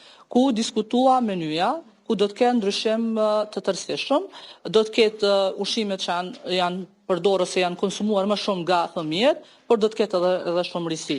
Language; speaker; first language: Albanian; native; Albanian